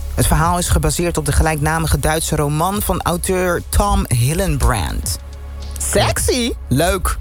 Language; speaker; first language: Dutch; native; Dutch